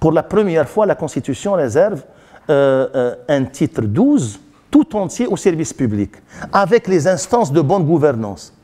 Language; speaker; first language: French; non-native, local second language; Arabic